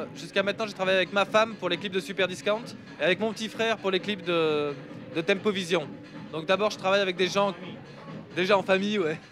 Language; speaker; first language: French; native; French